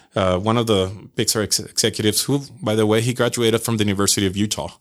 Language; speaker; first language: English; non-native, fluent; Spanish